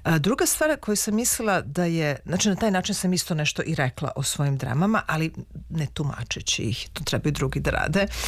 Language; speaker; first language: Serbian; native; Serbian